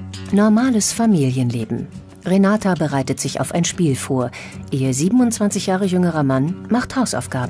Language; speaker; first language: German; native; German